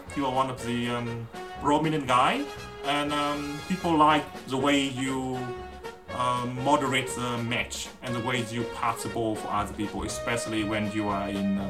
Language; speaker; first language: English; non-native, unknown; Vietnamese